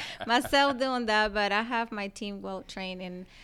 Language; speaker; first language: English; non-native, fluent; Spanish